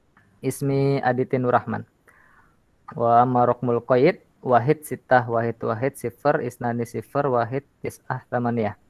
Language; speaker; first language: Arabic; non-native, learner; Indonesian